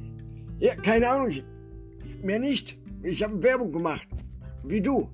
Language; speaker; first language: German; native; German